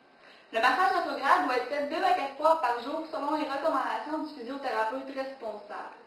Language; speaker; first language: French; native; French